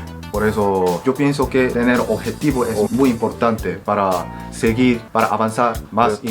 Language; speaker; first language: Spanish; non-native, fluent; Korean